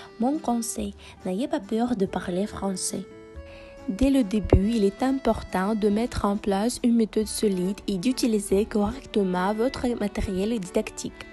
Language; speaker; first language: French; non-native, fluent; Russian